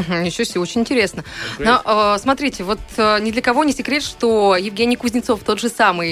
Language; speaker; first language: Russian; native; Russian